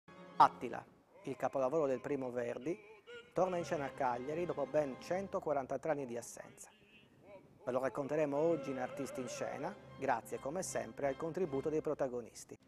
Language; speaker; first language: Italian; native; Italian